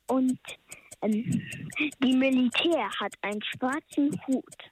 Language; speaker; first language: German; early bilingual, heritage; German